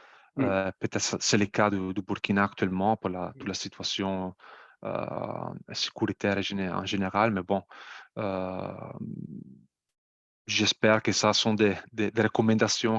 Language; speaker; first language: French; non-native, fluent; Italian